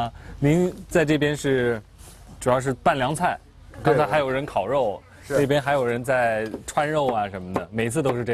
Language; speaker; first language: Chinese; native; Chinese